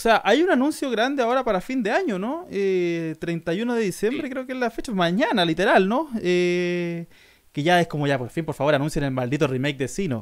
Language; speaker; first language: Spanish; native; Spanish